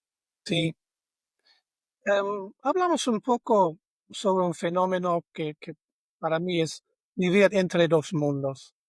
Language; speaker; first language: Spanish; non-native, fluent; German